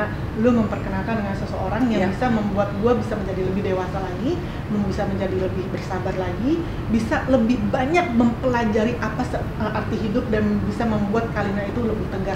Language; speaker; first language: Indonesian; native; Indonesian